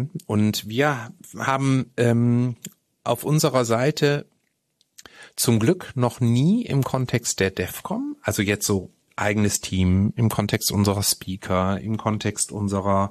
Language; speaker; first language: German; native; German